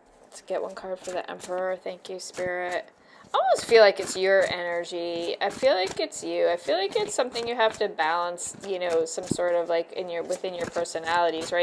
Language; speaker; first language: English; native; English